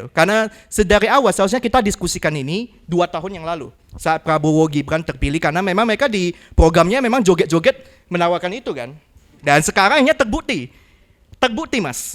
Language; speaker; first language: Indonesian; native; Indonesian